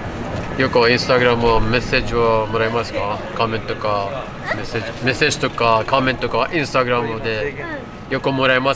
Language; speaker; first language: Japanese; non-native, learner; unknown